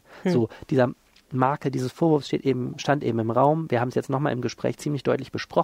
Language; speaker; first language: German; native; German